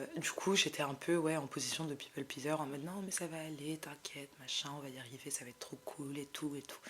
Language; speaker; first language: French; non-native, local second language; Arabic